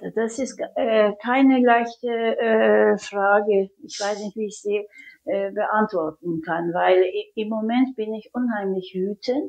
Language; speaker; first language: German; early bilingual, other home language; Turkish